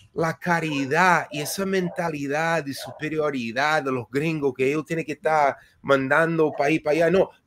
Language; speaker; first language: Spanish; non-native, fluent; English